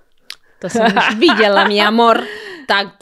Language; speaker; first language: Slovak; non-native, learner; Spanish